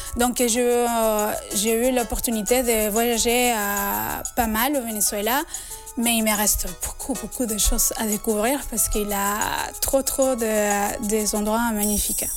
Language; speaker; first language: French; non-native, fluent; Spanish